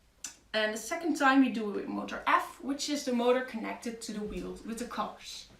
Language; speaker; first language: English; non-native, fluent; Dutch